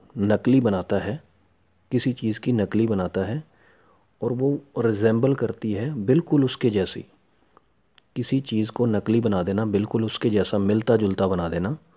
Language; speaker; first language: Hindi; non-native, local second language; Punjabi